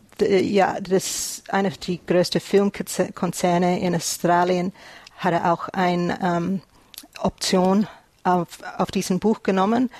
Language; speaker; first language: German; early bilingual, heritage; German